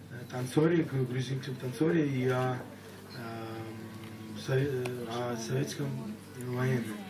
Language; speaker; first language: Russian; non-native, local second language; Georgian